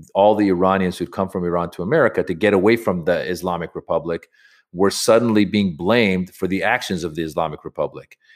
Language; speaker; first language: English; native; English